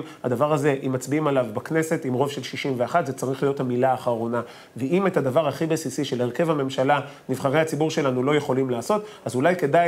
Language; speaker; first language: Hebrew; native; Hebrew